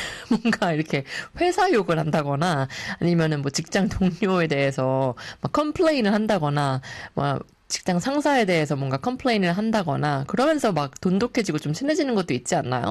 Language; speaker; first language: Korean; native; Korean